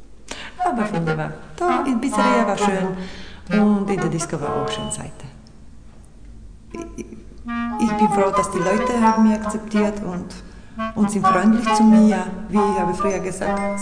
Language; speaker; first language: German; non-native, learner; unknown